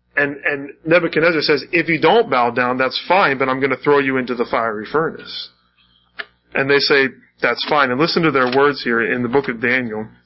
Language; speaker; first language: English; native; English